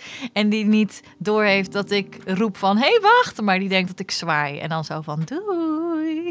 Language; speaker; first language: Dutch; native; Dutch